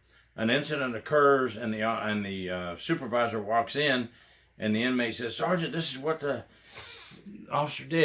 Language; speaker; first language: English; native; English